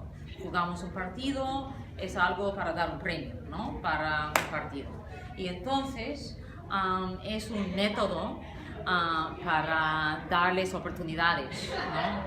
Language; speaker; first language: Spanish; non-native, fluent; English